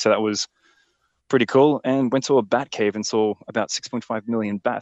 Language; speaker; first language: English; native; English